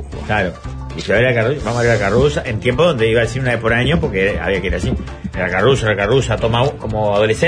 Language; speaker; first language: Spanish; native; Spanish